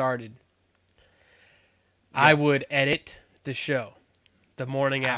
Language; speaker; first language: English; native; English